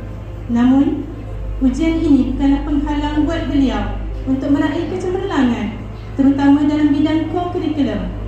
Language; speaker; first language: Malay; native; Malay